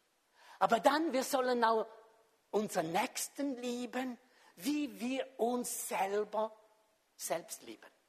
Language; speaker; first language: German; non-native, fluent; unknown